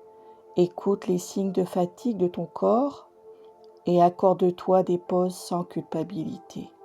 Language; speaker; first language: French; native; French